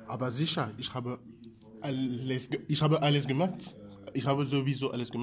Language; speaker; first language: German; non-native, learner; French